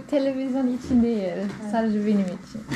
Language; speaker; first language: Turkish; non-native, learner; German